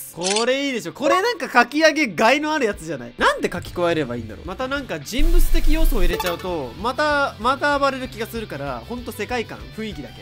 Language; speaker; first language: Japanese; native; Japanese